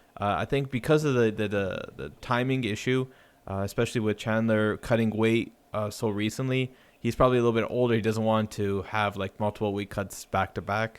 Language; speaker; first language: English; native; English